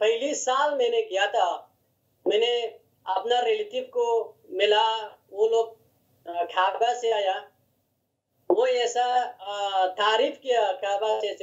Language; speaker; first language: Hindi; non-native, learner; Hazaragi